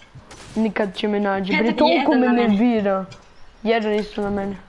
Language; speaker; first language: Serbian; early bilingual, heritage; Serbian